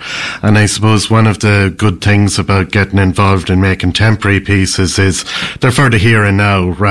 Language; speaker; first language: English; native; English